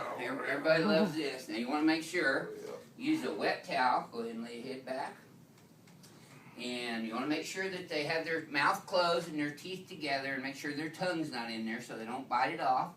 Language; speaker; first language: English; native; English